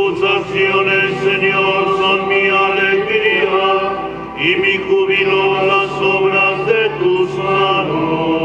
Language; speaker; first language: Spanish; native; Spanish